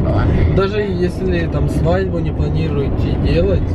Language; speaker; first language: Russian; native; Russian